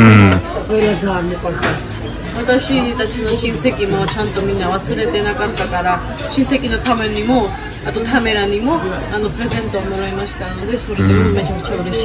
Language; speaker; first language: Japanese; non-native, fluent; Georgian